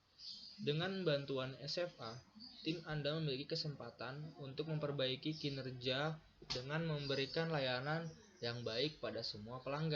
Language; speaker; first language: Indonesian; native; Indonesian